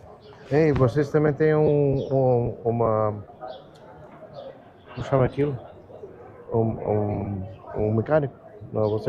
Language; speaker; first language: Portuguese; non-native, learner; German